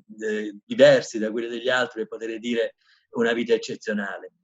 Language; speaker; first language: Italian; native; Italian